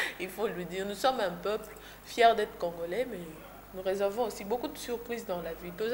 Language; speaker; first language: French; non-native, local second language; Lingala